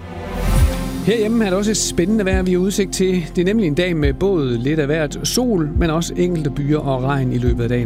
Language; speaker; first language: Danish; native; Danish